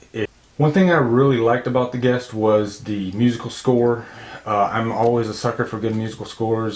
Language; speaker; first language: English; native; English